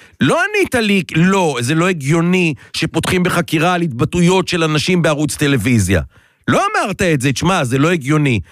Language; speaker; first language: Hebrew; native; Hebrew